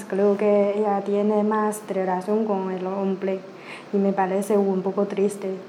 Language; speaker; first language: Spanish; non-native, learner; Chinese